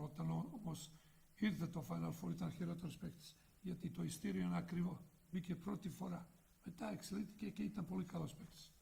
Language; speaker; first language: Greek; non-native, fluent; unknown